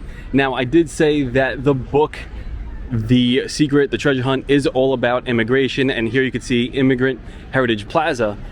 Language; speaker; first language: English; native; English